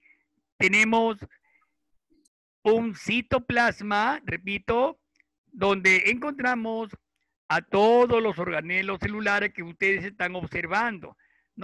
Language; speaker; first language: Spanish; native; Spanish